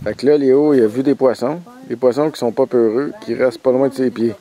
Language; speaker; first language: French; native; French